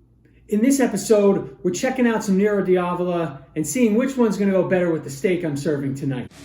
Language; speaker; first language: English; native; English